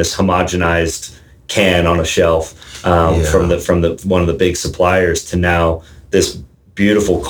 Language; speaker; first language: English; native; English